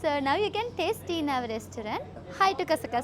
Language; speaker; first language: English; non-native, fluent; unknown